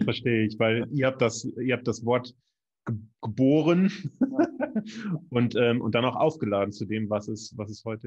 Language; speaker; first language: German; native; German